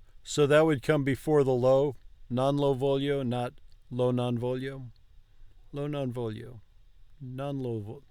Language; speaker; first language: Italian; non-native, learner; English